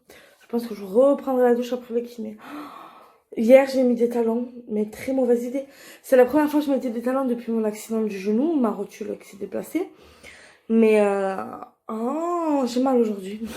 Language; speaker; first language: French; native; French